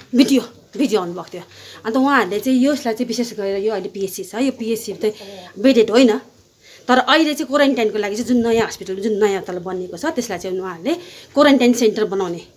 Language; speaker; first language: Nepali; native; Nepali